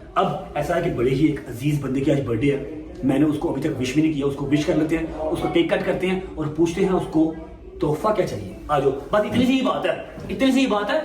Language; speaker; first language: Urdu; non-native, local second language; Punjabi